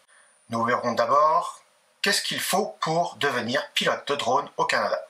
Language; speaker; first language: French; native; French